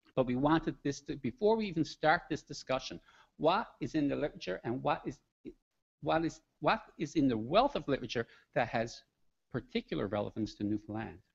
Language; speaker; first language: English; native; English